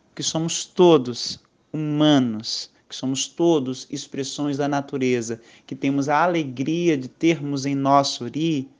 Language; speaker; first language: Portuguese; native; Portuguese